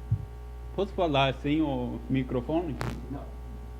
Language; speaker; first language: Portuguese; non-native, fluent; English